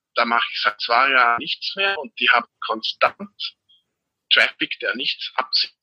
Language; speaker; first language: German; native; German